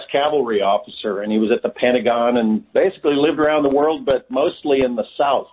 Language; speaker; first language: English; native; English